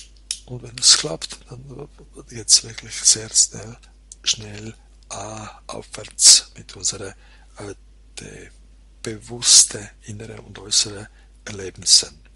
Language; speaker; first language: German; non-native, fluent; Croatian